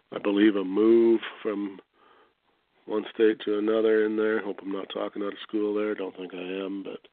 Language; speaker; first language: English; native; English